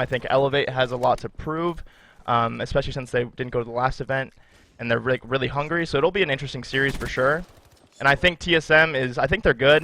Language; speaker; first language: English; native; English